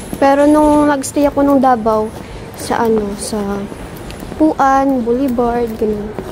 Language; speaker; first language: Filipino; non-native, local second language; Waray